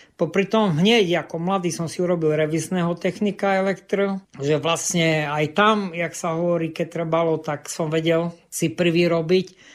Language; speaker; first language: Slovak; non-native, local second language; Rusyn